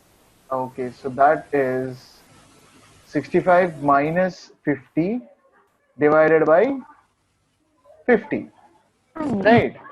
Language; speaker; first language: English; non-native, local second language; Hindi